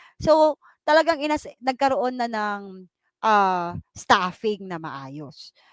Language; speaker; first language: Filipino; non-native, local second language; Cebuano